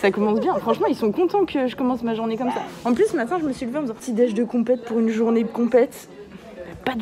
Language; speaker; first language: French; native; French